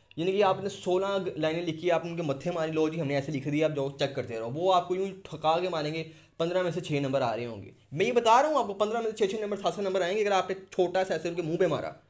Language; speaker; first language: Urdu; non-native, local second language; Punjabi